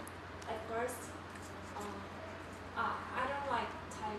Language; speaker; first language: English; non-native, learner; Korean